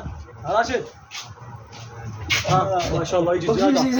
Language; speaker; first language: Arabic; non-native, learner; Urdu